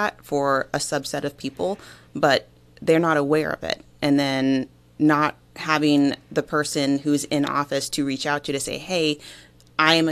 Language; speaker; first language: English; native; English